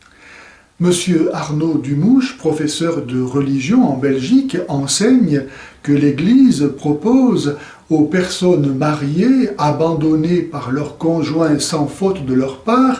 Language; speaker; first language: French; native; French